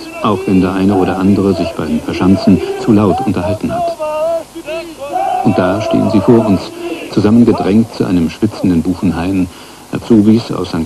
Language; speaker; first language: German; native; German